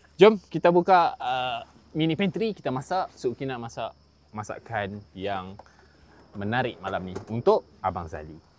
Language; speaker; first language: Malay; native; Malay